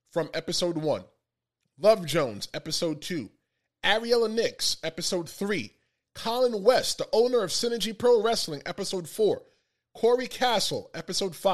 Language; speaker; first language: English; native; English